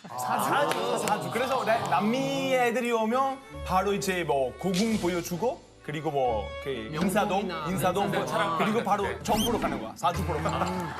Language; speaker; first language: Korean; non-native, fluent; Italian